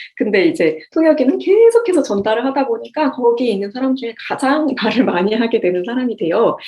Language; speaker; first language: Korean; native; Korean